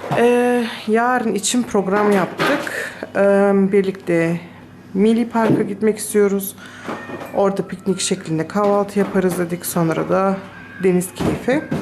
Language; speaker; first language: Turkish; early bilingual, heritage; Turkish